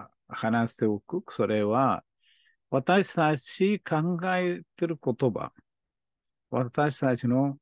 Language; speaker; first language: Japanese; non-native, learner; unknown